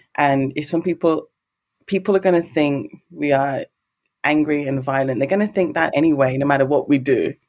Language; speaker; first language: English; native; English